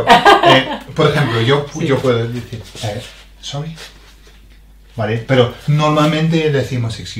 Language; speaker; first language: Spanish; non-native, fluent; English